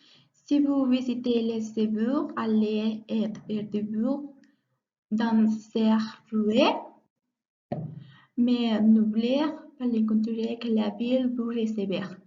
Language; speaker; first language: French; non-native, learner; Spanish